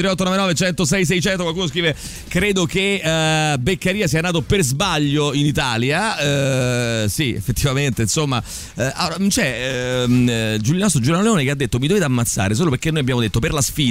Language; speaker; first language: Italian; native; Italian